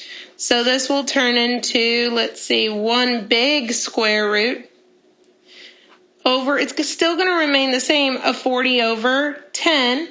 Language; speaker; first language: English; native; English